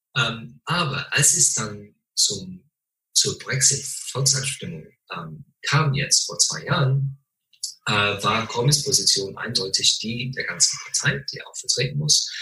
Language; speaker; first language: German; non-native, fluent; English